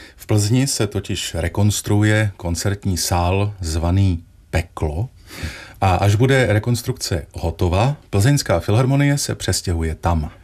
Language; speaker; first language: Czech; native; Czech